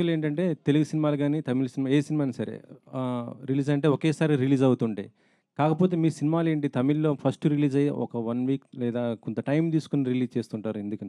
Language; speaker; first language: Telugu; native; Telugu